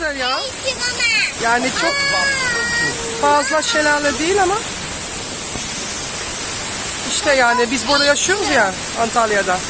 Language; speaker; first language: Turkish; non-native, fluent; Dutch